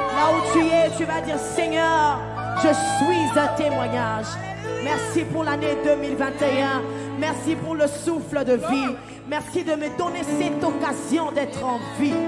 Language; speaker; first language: French; non-native, local second language; Lingala